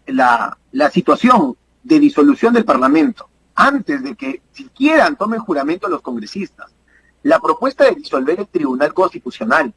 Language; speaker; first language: Spanish; native; Spanish